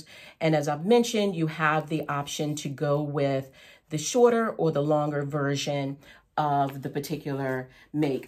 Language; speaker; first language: English; native; English